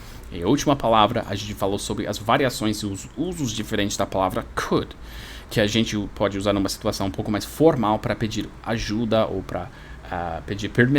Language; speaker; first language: Portuguese; non-native, fluent; English